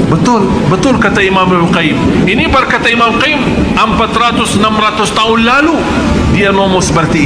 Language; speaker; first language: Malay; non-native, fluent; Arabic